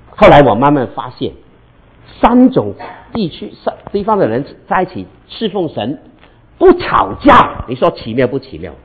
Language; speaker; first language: Chinese; non-native, local second language; Cantonese